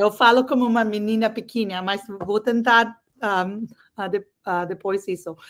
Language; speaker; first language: Portuguese; non-native, learner; English